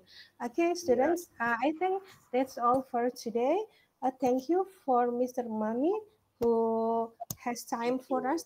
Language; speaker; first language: English; non-native, learner; Indonesian